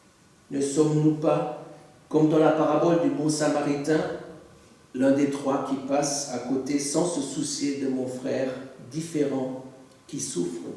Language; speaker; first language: French; native; French